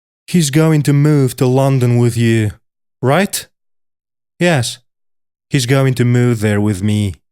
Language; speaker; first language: English; non-native, fluent; Polish